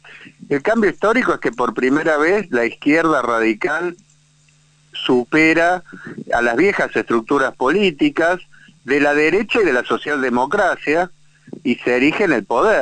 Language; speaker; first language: Spanish; native; Spanish